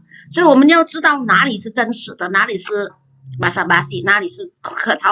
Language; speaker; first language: Chinese; non-native, fluent; Indonesian